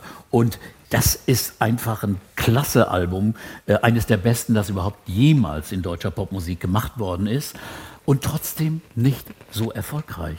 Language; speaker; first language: German; native; German